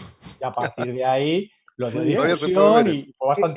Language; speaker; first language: Spanish; native; Spanish